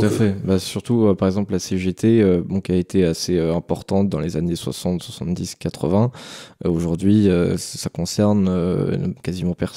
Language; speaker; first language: French; native; French